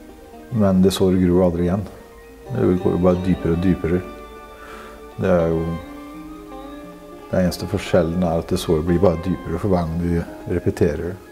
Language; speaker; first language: Norwegian; native; Norwegian